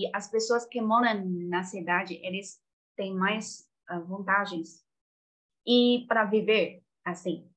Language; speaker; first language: Portuguese; non-native, fluent; Chinese